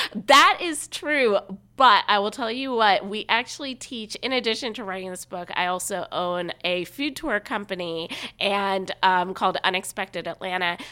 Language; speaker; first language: English; native; English